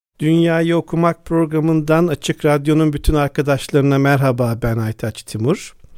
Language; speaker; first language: Turkish; native; Turkish